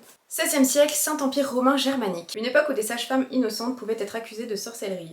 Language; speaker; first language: French; native; French